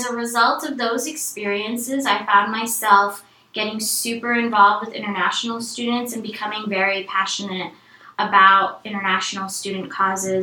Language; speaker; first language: English; native; English